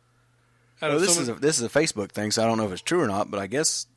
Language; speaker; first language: English; native; English